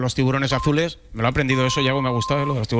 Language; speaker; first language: Spanish; native; Spanish